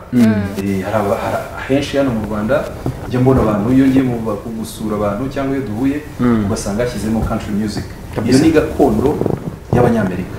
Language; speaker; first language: Kinyarwanda; early bilingual, heritage; Kinyarwanda